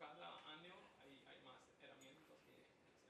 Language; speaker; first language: Spanish; non-native, fluent; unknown